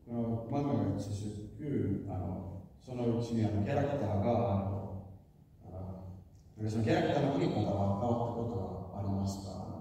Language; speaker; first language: Japanese; non-native, fluent; Finnish